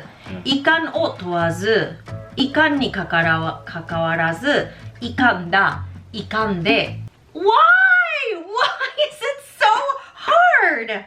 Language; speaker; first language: Japanese; non-native, fluent; English